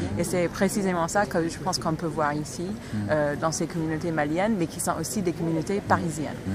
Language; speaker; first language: French; non-native, fluent; English